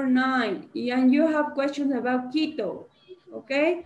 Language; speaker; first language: English; non-native, learner; Spanish